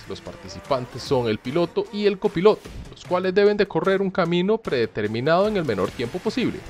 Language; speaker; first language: Spanish; native; Spanish